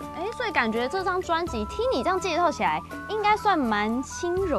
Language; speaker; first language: Chinese; native; Chinese